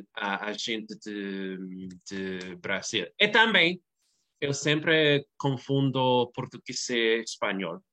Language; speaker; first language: Portuguese; non-native, learner; English